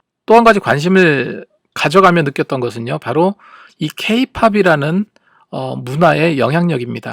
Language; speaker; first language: Korean; native; Korean